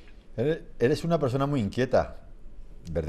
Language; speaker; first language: Spanish; native; Spanish